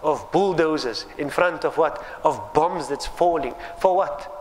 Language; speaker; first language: English; native; English